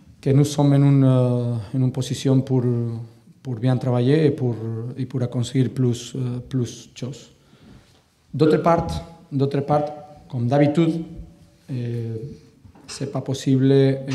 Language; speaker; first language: French; non-native, learner; Catalan